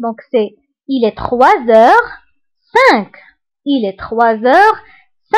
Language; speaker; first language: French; non-native, local second language; Arabic